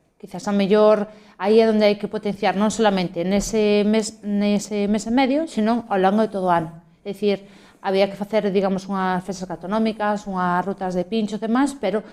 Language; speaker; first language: Galician; native; Galician